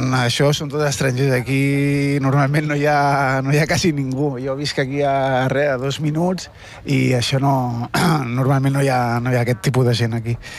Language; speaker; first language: Catalan; native; Catalan